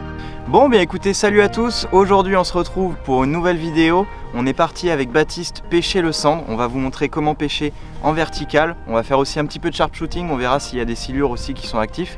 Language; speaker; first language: French; native; French